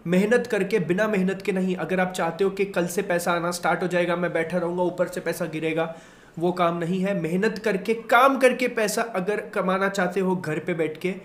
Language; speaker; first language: Hindi; native; Hindi